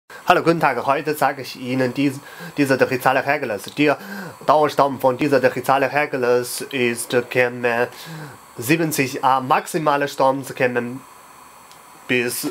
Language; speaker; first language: German; non-native, learner; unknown